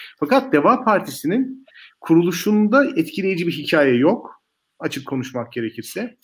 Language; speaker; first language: Turkish; native; Turkish